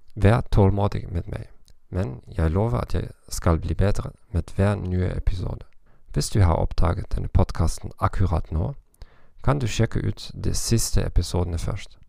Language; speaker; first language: Norwegian; non-native, fluent; German